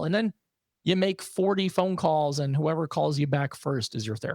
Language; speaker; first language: English; native; English